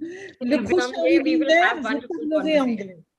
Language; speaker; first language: French; non-native, local second language; Arabic